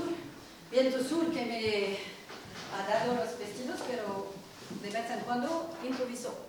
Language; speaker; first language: Spanish; non-native, learner; French